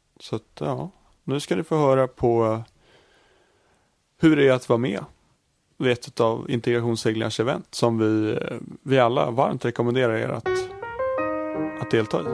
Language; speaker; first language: Swedish; native; Swedish